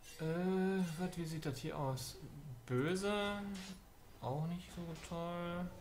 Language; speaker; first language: German; native; German